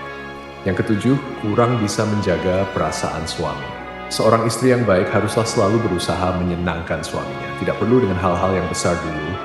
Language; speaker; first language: Indonesian; native; Indonesian